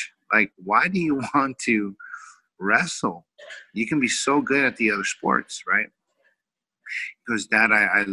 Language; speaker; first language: English; native; English